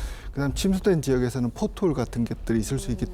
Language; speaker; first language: Korean; native; Korean